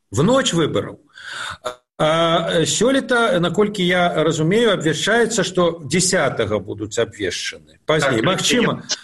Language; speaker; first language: Belarusian; non-native, local second language; Russian